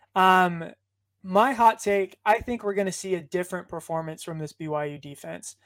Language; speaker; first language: English; native; English